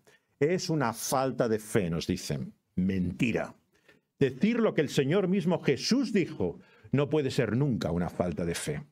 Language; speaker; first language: Spanish; native; Spanish